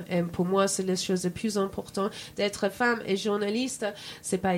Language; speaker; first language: French; non-native, fluent; English